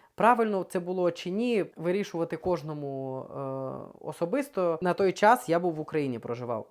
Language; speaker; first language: Ukrainian; native; Ukrainian